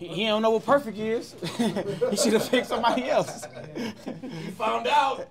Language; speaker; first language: English; native; English